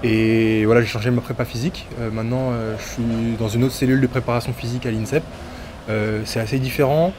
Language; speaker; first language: French; native; French